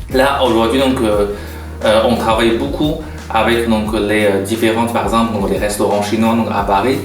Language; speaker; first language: French; non-native, fluent; Chinese